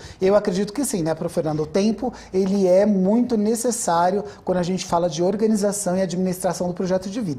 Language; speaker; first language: Portuguese; native; Portuguese